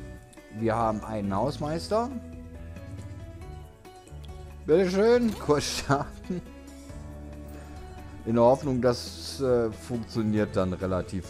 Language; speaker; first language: German; native; German